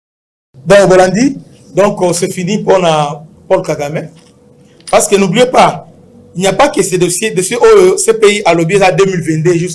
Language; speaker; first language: French; non-native, local second language; Lingala